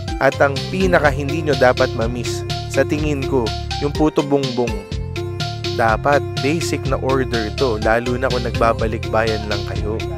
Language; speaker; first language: Filipino; native; Filipino